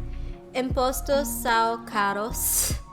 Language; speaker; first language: Portuguese; non-native, learner; English